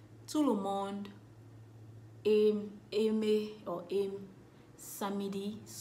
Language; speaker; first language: French; non-native, learner; English